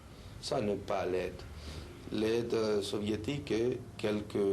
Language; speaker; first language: French; non-native, fluent; Spanish